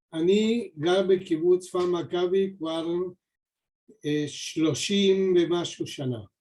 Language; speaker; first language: Hebrew; non-native, fluent; Spanish